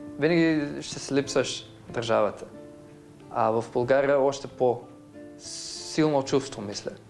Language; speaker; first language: Bulgarian; non-native, fluent; Dutch